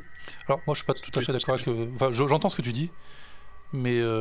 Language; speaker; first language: French; native; French